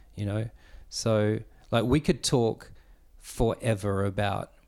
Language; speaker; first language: English; native; English